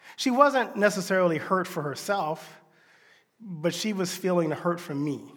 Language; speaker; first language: English; native; English